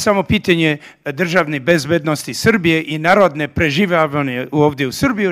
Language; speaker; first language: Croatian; early bilingual, heritage; Serbian